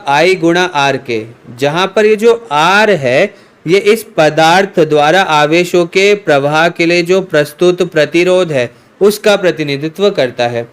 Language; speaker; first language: Hindi; native; Hindi